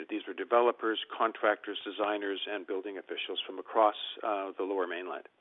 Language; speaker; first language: English; native; English